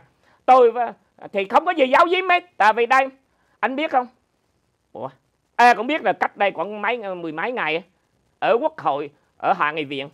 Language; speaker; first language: Vietnamese; native; Vietnamese